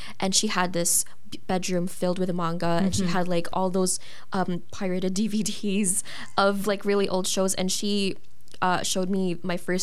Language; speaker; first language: English; non-native, local second language; Filipino